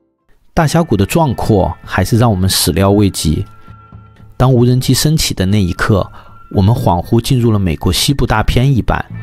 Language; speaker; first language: Chinese; native; Chinese